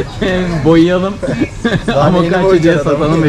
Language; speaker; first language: Turkish; native; Turkish